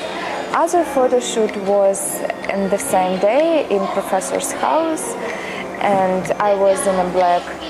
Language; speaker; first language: English; non-native, learner; Ukrainian